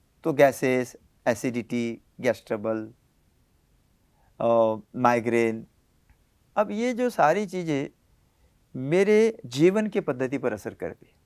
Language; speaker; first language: Hindi; native; Hindi